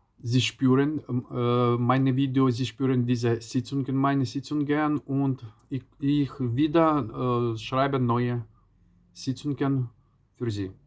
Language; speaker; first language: German; non-native, learner; Ukrainian